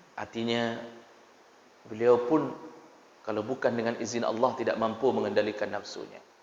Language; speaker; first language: Malay; non-native, local second language; Achinese